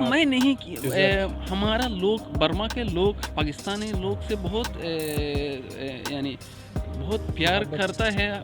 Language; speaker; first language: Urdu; non-native, learner; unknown